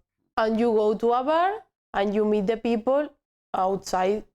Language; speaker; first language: English; non-native, learner; Spanish